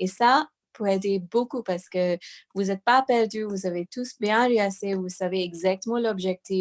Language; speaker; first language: French; non-native, fluent; English